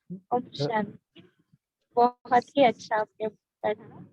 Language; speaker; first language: Hindi; native; Hindi